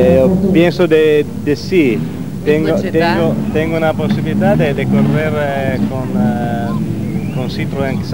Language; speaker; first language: Spanish; non-native, learner; Italian